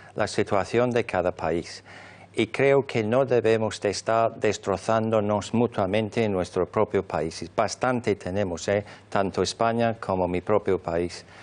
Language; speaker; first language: Spanish; non-native, fluent; English